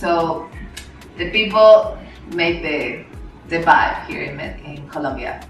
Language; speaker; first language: English; non-native, learner; Spanish